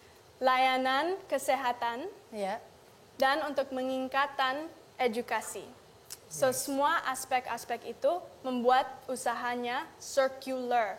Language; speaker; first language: Indonesian; non-native, local second language; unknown